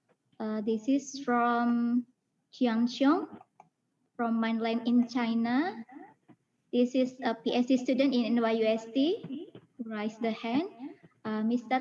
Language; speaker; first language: English; non-native, fluent; Indonesian